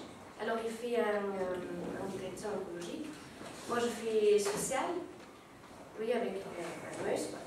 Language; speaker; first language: French; non-native, learner; German